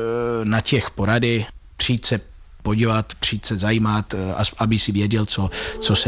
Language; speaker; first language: Czech; non-native, fluent; Italian